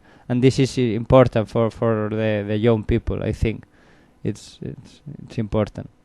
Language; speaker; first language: English; non-native, learner; Spanish